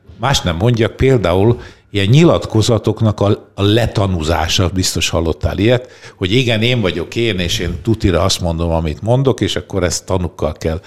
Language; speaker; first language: Hungarian; native; Hungarian